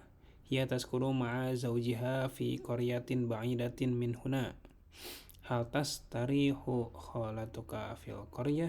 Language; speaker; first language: Arabic; non-native, learner; Indonesian